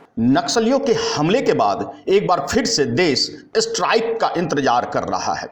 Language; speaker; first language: Hindi; native; Hindi